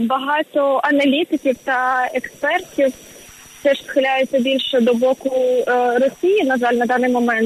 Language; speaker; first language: Ukrainian; native; Ukrainian